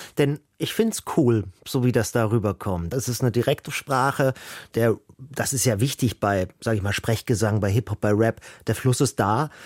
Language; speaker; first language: German; native; German